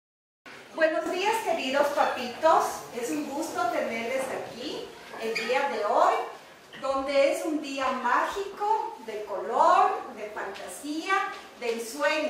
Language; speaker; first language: Spanish; native; Spanish